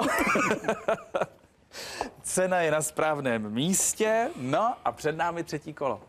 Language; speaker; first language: Czech; native; Czech